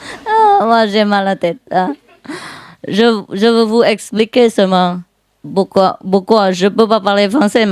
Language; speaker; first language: French; non-native, learner; Vietnamese